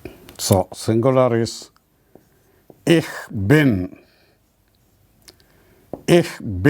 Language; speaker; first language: German; non-native, learner; Malayalam